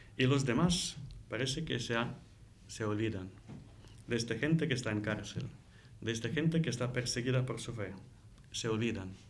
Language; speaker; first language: Spanish; non-native, fluent; Ukrainian